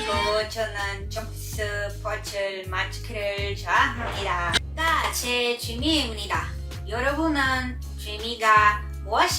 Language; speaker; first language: Korean; non-native, learner; Portuguese